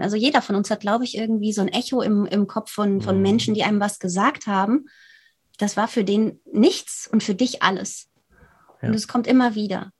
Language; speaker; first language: German; native; German